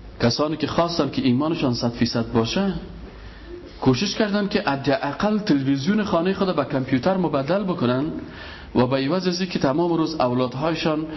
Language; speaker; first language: Persian; native; Persian